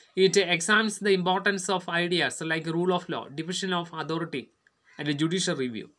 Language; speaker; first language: English; non-native, local second language; Malayalam